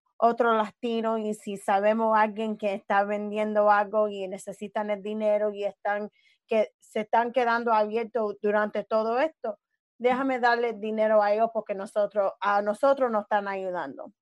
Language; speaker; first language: Spanish; early bilingual, other home language; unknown